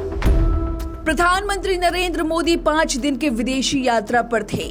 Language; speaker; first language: Hindi; native; Hindi